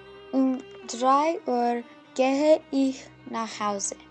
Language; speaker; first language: German; non-native, learner; English